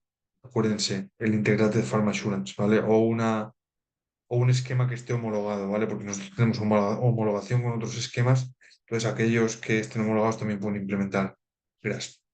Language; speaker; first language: Spanish; native; Spanish